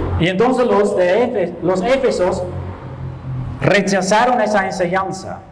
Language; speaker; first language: Spanish; non-native, fluent; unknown